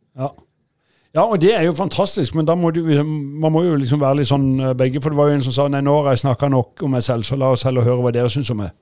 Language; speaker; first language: Norwegian; native; Norwegian